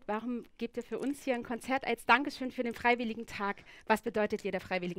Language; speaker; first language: German; native; German